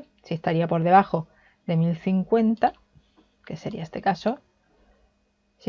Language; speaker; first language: Spanish; native; Spanish